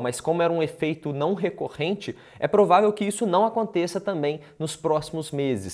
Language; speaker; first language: Portuguese; native; Portuguese